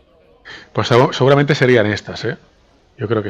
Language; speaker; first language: Spanish; native; Spanish